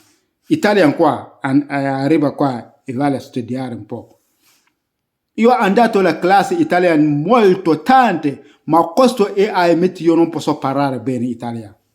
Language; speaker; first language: Italian; non-native, learner; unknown